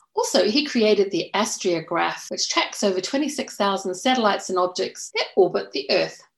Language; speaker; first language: English; native; English